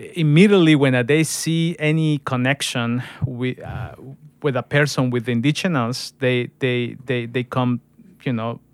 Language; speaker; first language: English; non-native, fluent; Spanish